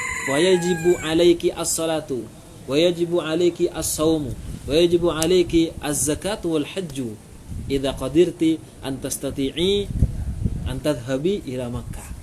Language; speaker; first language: Arabic; non-native, fluent; Indonesian